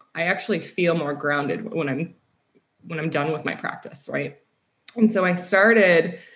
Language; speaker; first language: English; native; English